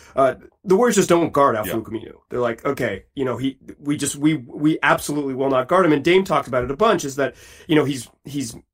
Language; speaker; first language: English; native; English